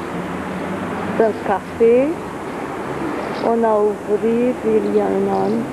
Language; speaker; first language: French; non-native, fluent; Hungarian